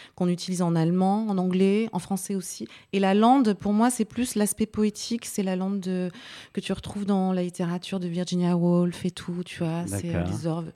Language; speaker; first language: French; native; French